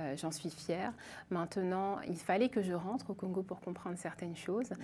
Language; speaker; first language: French; native; French